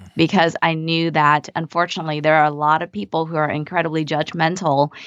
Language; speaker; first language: English; early bilingual, other home language; Vietnamese